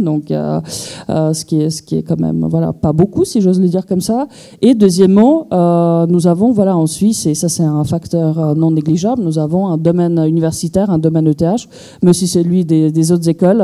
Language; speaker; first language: French; native; French